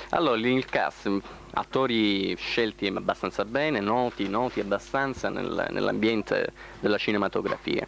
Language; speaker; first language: Italian; native; Italian